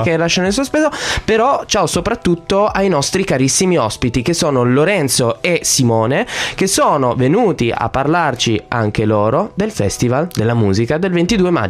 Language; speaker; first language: Italian; native; Italian